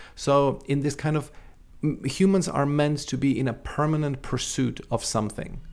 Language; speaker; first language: English; non-native, fluent; Czech